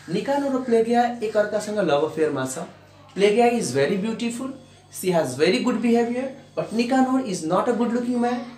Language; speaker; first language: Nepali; non-native, local second language; Bhojpuri